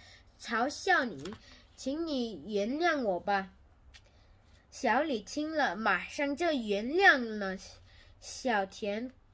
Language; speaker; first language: Chinese; non-native, learner; Korean